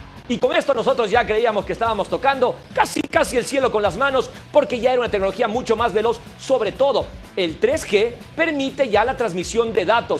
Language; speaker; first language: Spanish; native; Spanish